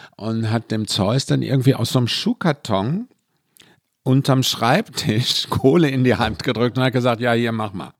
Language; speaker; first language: German; native; German